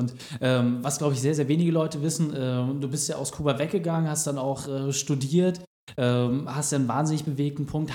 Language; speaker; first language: German; native; German